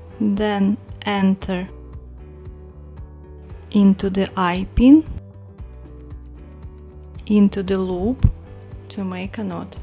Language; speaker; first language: English; non-native, fluent; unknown